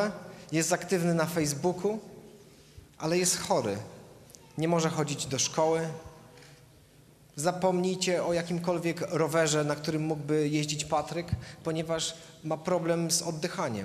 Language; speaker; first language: Polish; native; Polish